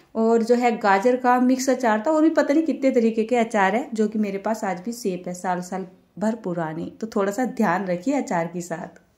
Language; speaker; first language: Hindi; native; Hindi